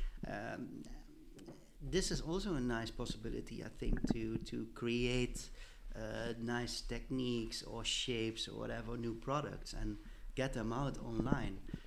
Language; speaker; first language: English; non-native, fluent; Dutch